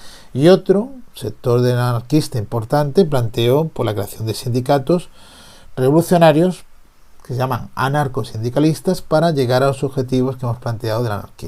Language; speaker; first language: Spanish; native; Spanish